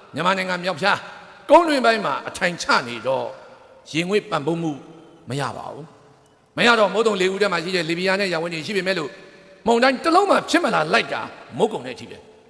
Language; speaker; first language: Burmese; native; Burmese